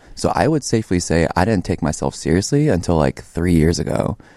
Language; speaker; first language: English; native; English